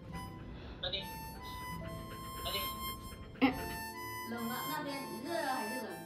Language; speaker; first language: Chinese; non-native, local second language; Hakka Chinese